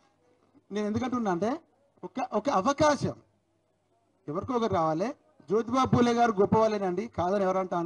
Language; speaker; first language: Telugu; native; Telugu